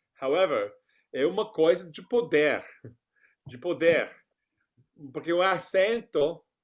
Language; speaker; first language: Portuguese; non-native, learner; English